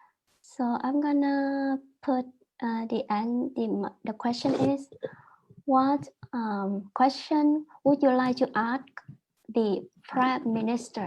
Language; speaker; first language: English; non-native, learner; Vietnamese